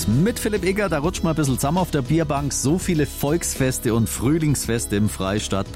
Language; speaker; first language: German; native; German